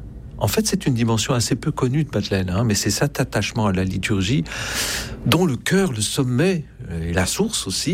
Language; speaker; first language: French; native; French